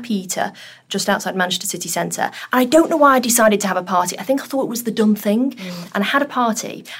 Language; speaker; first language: English; early bilingual, other home language; Urdu